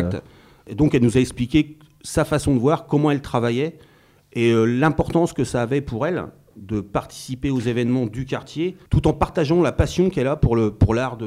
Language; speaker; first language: French; native; French